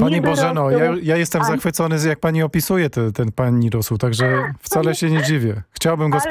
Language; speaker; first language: Polish; native; Polish